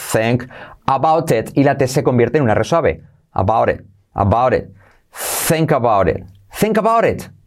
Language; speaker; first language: English; non-native, fluent; Spanish